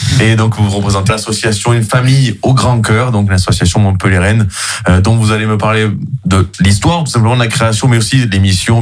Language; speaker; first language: French; native; French